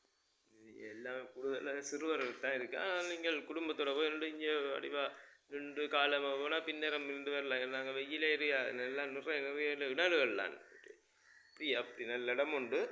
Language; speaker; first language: Tamil; native; Tamil